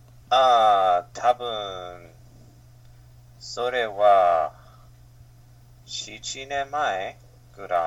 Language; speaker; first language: Japanese; non-native, learner; English